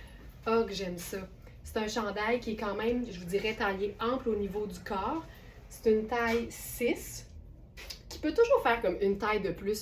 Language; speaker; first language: French; native; French